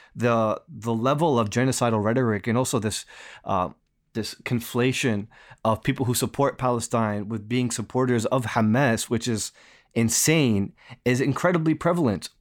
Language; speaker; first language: English; native; English